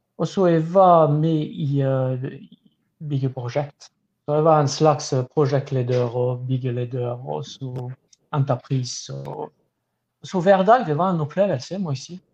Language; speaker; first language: Norwegian; non-native, fluent; French